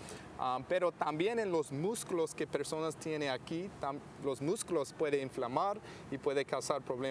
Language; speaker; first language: Spanish; non-native, fluent; English